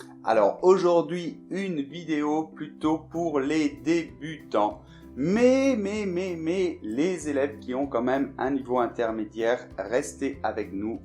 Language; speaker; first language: French; native; French